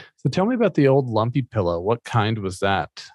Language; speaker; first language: English; native; English